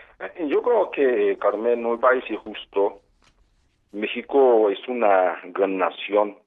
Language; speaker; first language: Spanish; non-native, fluent; Haitian Creole